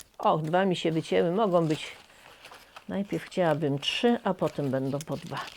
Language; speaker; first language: Polish; native; Polish